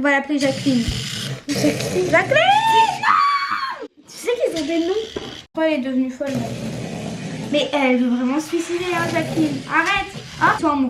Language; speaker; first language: French; native; French